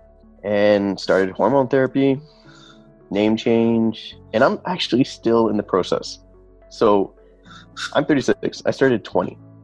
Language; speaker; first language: English; native; English